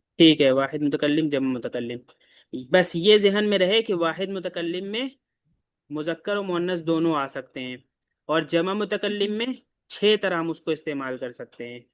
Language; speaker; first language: Urdu; native; Urdu